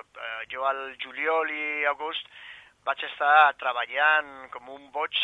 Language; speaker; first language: Catalan; non-native, fluent; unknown